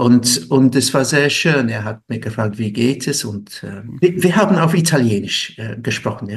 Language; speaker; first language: German; non-native, fluent; English